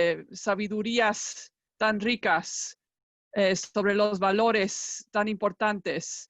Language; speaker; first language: Spanish; non-native, fluent; English